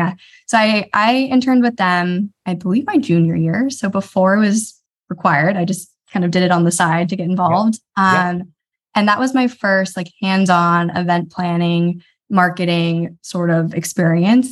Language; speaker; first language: English; native; English